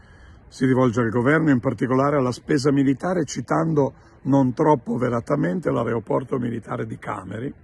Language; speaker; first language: Italian; native; Italian